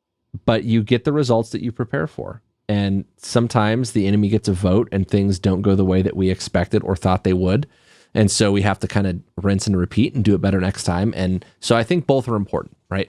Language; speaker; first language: English; native; English